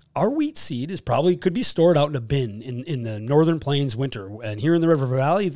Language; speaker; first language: English; native; English